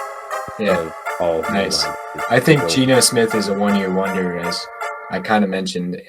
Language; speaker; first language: English; native; English